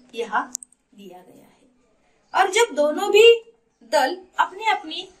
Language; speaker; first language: Hindi; non-native, local second language; Marathi